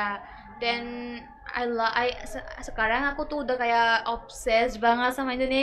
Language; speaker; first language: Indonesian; early bilingual, other home language; Bangla